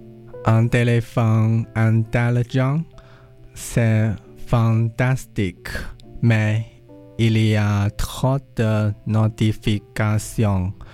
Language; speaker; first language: French; non-native, learner; English